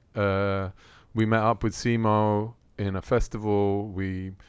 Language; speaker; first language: English; early bilingual, other home language; Italian